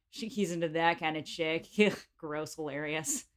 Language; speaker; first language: English; native; English